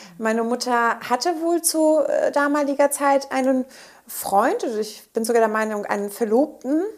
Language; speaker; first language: German; native; German